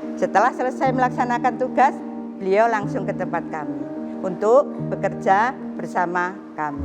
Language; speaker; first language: Indonesian; non-native, local second language; Javanese